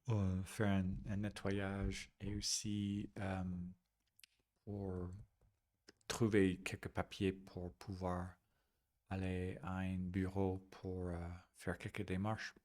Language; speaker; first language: French; non-native, fluent; English